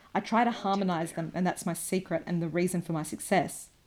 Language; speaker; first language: English; native; English